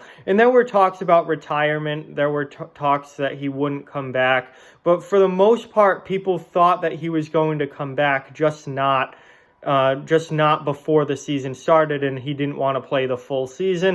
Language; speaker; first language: English; native; English